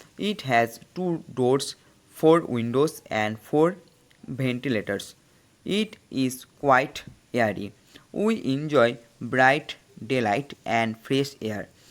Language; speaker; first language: English; non-native, local second language; Bangla